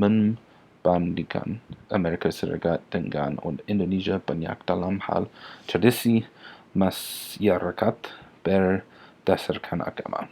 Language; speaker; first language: Indonesian; non-native, learner; English